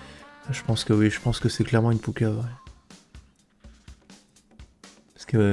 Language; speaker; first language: French; native; French